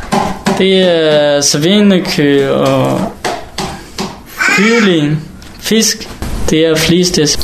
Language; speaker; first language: Danish; non-native, learner; Hakha Chin